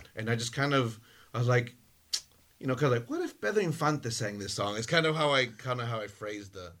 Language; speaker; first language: English; native; English